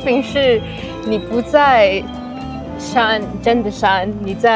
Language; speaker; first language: Chinese; non-native, learner; English